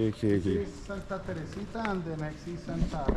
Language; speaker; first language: English; non-native, learner; Spanish